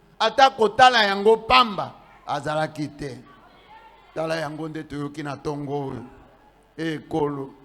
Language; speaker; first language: Lingala; native; Lingala